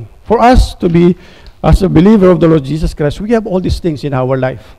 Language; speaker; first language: English; non-native, local second language; Filipino